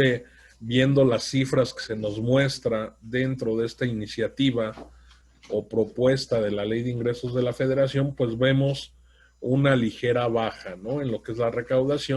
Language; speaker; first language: Spanish; native; Spanish